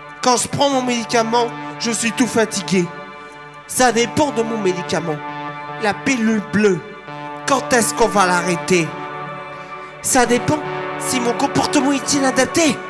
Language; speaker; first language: French; native; French